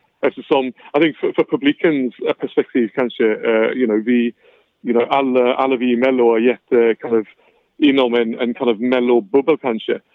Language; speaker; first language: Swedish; non-native, fluent; English